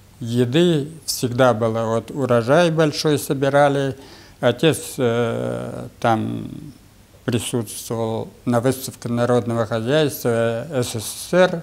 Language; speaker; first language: Russian; non-native, local second language; Bashkir